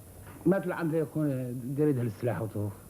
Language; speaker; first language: Arabic; native; Arabic